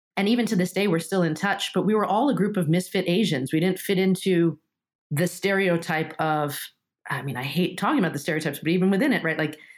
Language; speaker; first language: English; early bilingual, other home language; Japanese